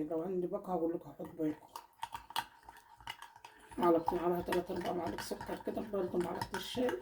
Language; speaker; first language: Arabic; native; Arabic